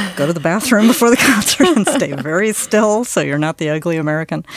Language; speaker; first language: English; native; English